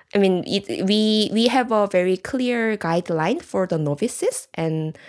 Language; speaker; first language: English; non-native, learner; Korean